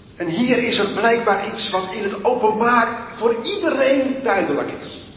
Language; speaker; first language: Dutch; native; Dutch